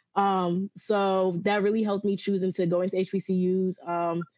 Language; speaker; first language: English; early bilingual, other home language; Yoruba